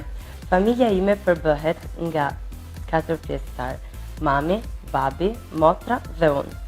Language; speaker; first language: Albanian; early bilingual, heritage; Albanian